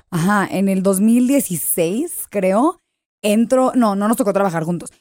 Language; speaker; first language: Spanish; early bilingual, heritage; English